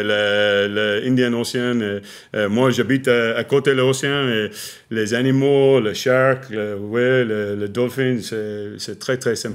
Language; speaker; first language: French; non-native, learner; English